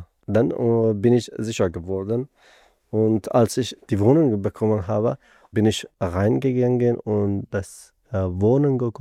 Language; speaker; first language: German; non-native, learner; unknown